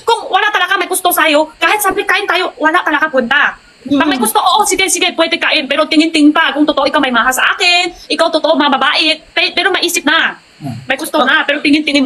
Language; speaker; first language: Filipino; non-native, learner; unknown